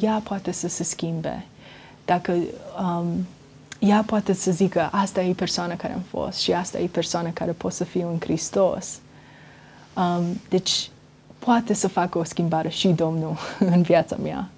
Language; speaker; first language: Romanian; early bilingual, heritage; Romanian